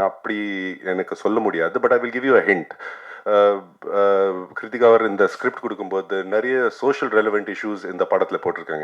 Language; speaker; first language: Tamil; non-native, local second language; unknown